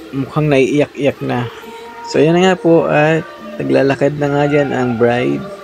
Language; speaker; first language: Filipino; non-native, local second language; Bikol